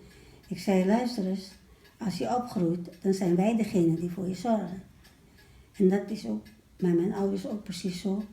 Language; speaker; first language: Dutch; early bilingual, other home language; Malay